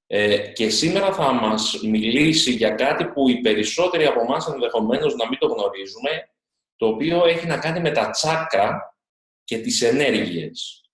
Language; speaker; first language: Greek; native; Greek